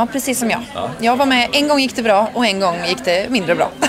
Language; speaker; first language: Swedish; native; Swedish